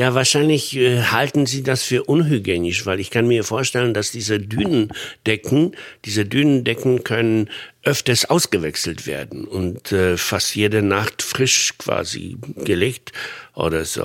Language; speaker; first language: German; non-native, fluent; Polish